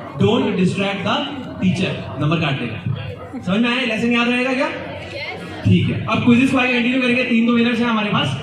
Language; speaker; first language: Hindi; native; Hindi